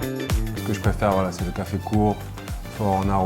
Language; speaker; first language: French; early bilingual, other home language; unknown